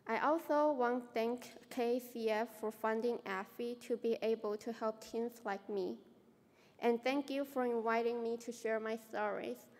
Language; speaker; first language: English; non-native, fluent; Chinese